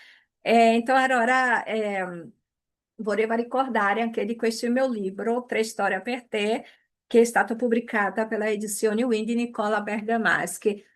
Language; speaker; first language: Italian; early bilingual, heritage; Portuguese